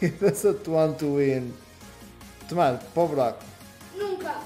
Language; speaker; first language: English; non-native, learner; Portuguese